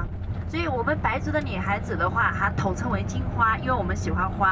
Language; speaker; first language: Chinese; native; Chinese